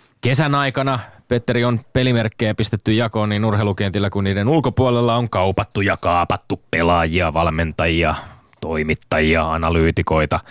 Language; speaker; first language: Finnish; native; Finnish